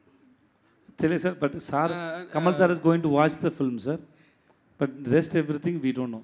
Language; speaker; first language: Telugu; non-native, learner; Tamil